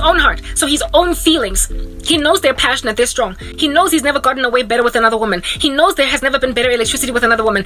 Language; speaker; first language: English; non-native, local second language; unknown